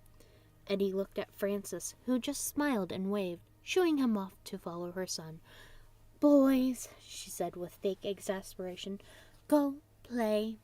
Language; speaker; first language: English; native; English